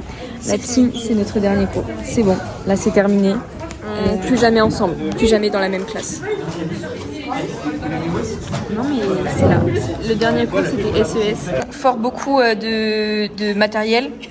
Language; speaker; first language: French; native; French